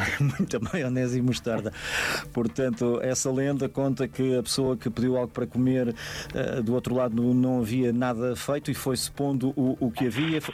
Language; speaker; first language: Portuguese; native; Portuguese